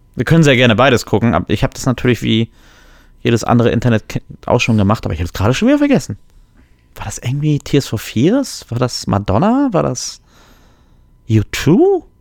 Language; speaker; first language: German; early bilingual, other home language; Polish